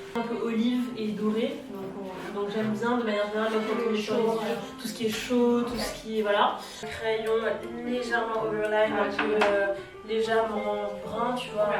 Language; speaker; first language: French; native; French